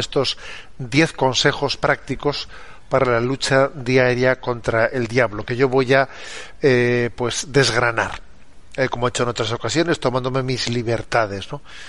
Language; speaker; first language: Spanish; native; Spanish